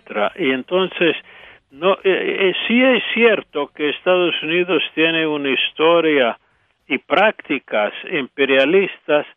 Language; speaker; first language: Spanish; non-native, fluent; English